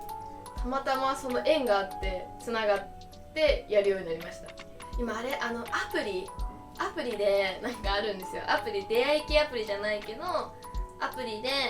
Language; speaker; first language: Japanese; native; Japanese